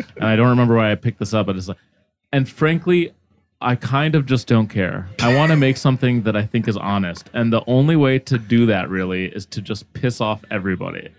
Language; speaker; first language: English; early bilingual, other home language; Arabic